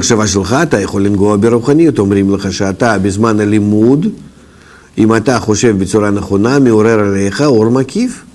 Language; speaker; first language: Hebrew; non-native, fluent; Russian